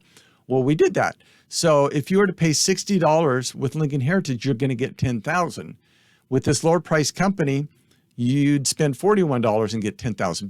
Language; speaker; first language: English; native; English